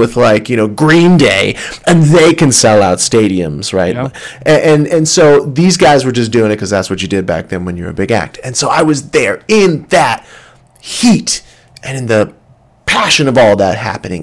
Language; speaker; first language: English; native; English